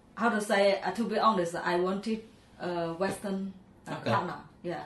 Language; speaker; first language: English; non-native, learner; Chinese